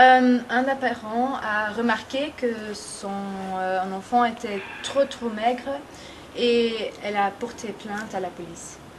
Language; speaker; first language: French; non-native, learner; Dutch